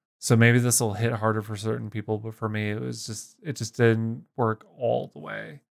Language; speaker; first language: English; native; English